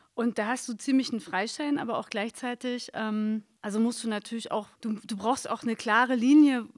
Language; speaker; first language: German; native; German